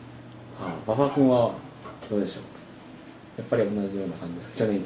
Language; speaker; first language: Japanese; native; Japanese